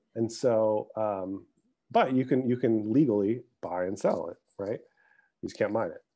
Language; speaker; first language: English; early bilingual, other home language; Arabic